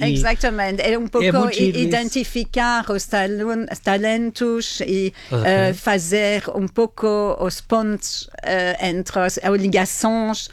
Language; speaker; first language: Portuguese; non-native, learner; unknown